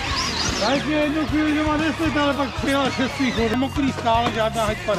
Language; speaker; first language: Czech; native; Czech